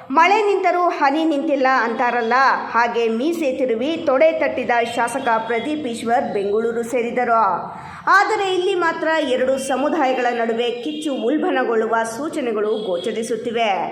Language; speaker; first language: Kannada; native; Kannada